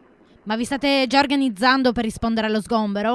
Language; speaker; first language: Italian; native; Italian